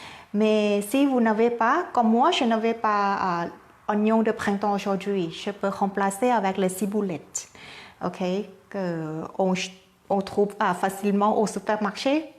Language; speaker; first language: French; non-native, fluent; Thai